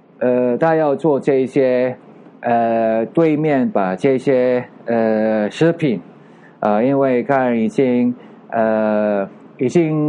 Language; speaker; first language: Chinese; non-native, learner; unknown